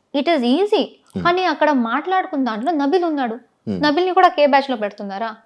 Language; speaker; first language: Telugu; non-native, local second language; Tamil